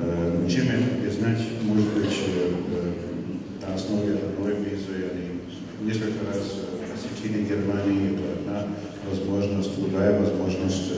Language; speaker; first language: Russian; non-native, fluent; German